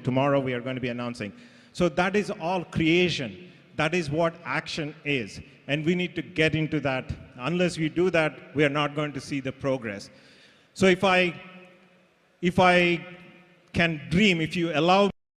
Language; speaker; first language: English; non-native, local second language; Telugu